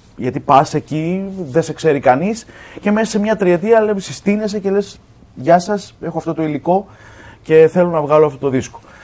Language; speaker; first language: Greek; native; Greek